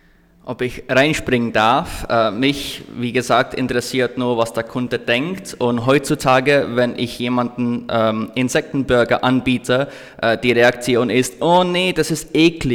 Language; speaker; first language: German; non-native, learner; Czech